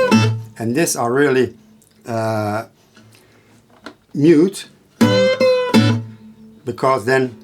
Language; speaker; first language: English; non-native, fluent; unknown